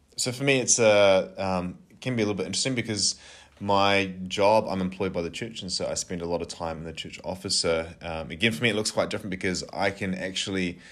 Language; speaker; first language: English; native; English